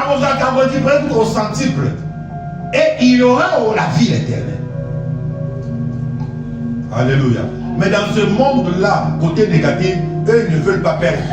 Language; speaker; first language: French; non-native, local second language; Lingala